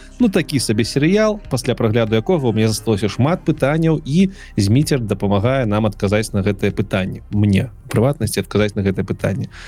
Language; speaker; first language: Belarusian; non-native, local second language; Russian